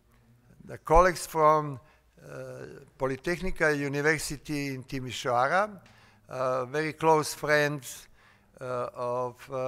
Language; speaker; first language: English; non-native, fluent; Serbian